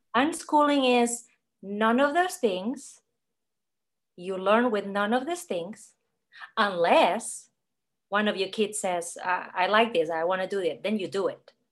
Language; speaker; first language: English; non-native, fluent; Catalan